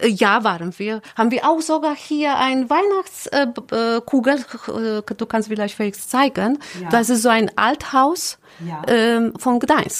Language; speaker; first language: German; non-native, learner; Polish